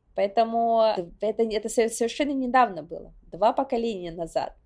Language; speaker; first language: Russian; non-native, local second language; Yakut